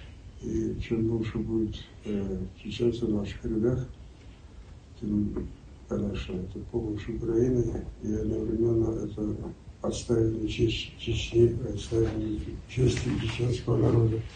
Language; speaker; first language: Russian; non-native, local second language; Chechen